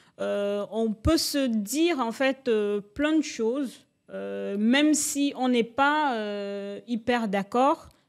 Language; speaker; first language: French; native; French